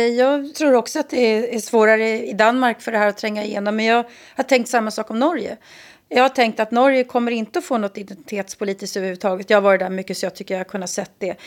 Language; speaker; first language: Swedish; native; Swedish